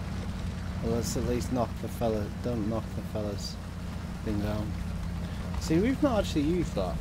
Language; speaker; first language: English; native; English